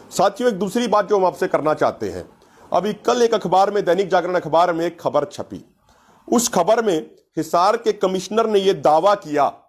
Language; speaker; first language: Hindi; native; Hindi